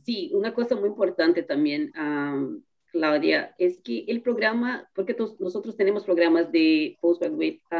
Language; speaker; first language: Spanish; non-native, fluent; Portuguese